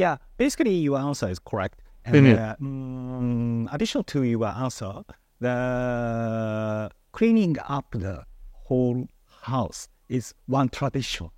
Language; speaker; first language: English; non-native, fluent; Japanese